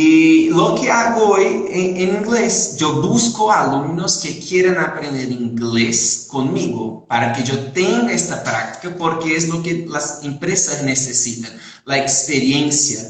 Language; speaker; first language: Spanish; non-native, fluent; Portuguese